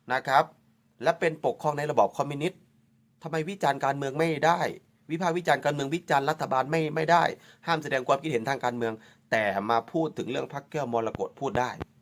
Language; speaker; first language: Thai; native; Thai